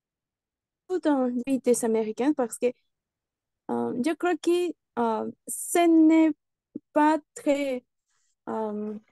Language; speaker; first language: French; non-native, learner; Spanish